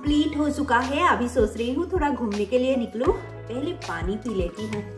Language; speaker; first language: Hindi; non-native, local second language; Assamese